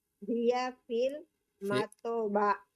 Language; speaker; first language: Arabic; non-native, learner; Indonesian